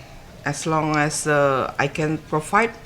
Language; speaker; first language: English; non-native, learner; Indonesian